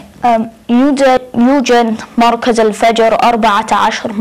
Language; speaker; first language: Arabic; non-native, learner; English